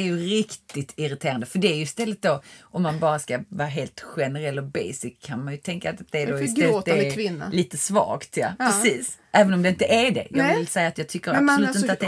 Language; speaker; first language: Swedish; native; Swedish